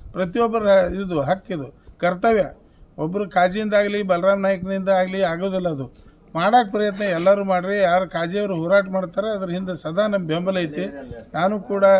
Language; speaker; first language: Kannada; non-native, local second language; Lambadi